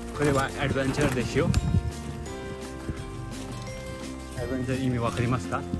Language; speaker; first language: Japanese; non-native, learner; Nepali